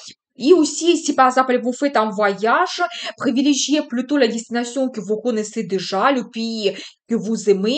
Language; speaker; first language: French; non-native, fluent; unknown